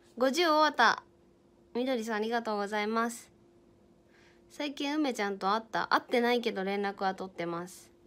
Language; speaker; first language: Japanese; native; Japanese